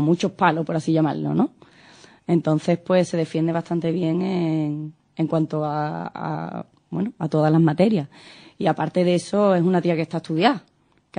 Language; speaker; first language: Spanish; native; Spanish